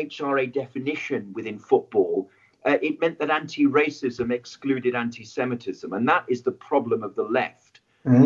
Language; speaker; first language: English; native; English